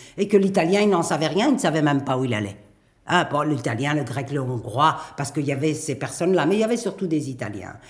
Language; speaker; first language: French; native; French